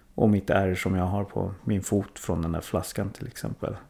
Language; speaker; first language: Swedish; early bilingual, other home language; Thai